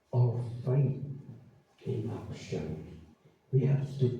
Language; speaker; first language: English; non-native, local second language; Filipino